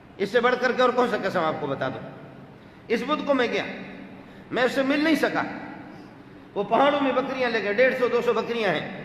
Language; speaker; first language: Urdu; non-native, local second language; Baluchi